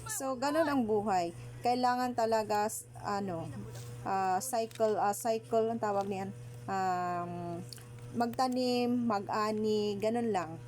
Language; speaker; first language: Filipino; native; Filipino